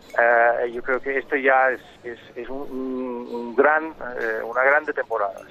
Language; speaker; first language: Spanish; non-native, fluent; Danish